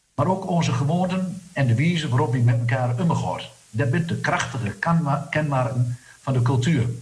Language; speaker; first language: Dutch; non-native, local second language; Low German